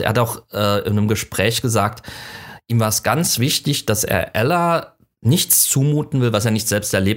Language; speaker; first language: German; native; German